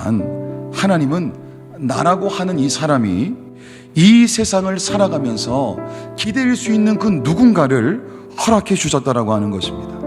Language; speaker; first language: Korean; native; Korean